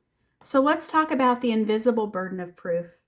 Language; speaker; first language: English; native; English